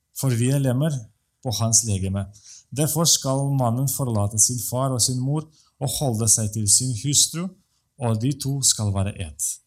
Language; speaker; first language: Norwegian; non-native, fluent; Russian